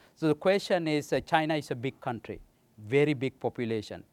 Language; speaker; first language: English; non-native, local second language; Sinhala